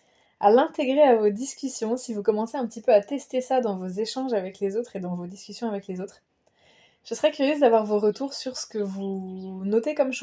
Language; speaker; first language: French; native; French